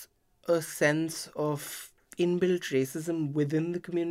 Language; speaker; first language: English; non-native, local second language; Hindi